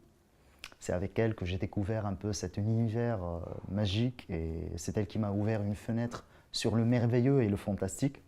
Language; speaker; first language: French; non-native, local second language; Arabic